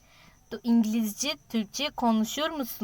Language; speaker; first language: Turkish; non-native, learner; Urdu